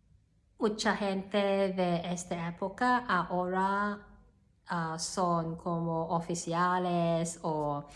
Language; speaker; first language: Spanish; non-native, learner; Cantonese